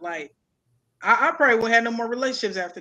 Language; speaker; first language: English; native; English